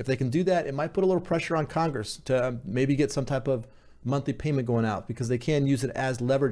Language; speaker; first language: English; native; English